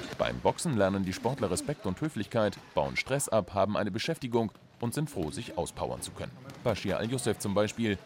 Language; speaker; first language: German; native; German